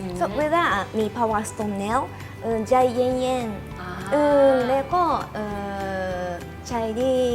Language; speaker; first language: Thai; non-native, learner; Japanese